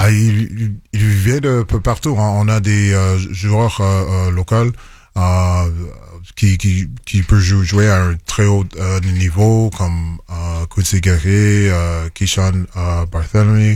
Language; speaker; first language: French; non-native, local second language; English